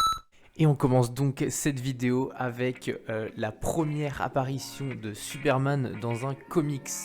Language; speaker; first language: French; native; French